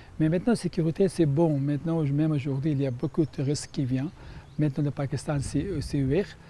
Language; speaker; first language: French; non-native, fluent; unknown